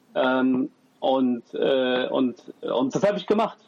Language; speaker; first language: German; early bilingual, other home language; French